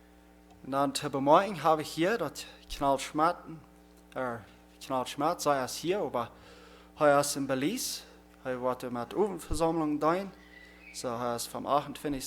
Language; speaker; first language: German; non-native, learner; Plautdietsch